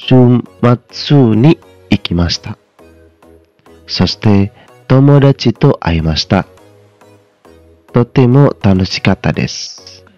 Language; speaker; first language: Japanese; non-native, fluent; Indonesian